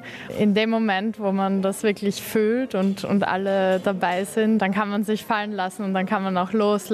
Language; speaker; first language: German; native; German